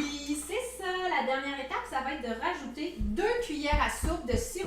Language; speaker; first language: French; native; French